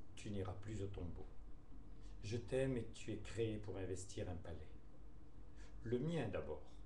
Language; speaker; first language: French; native; French